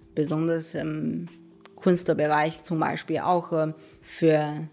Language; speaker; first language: German; non-native, fluent; Chinese